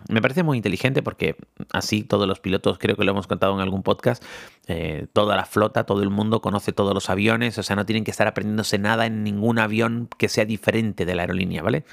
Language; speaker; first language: Spanish; native; Spanish